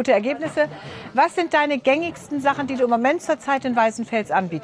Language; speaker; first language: German; native; German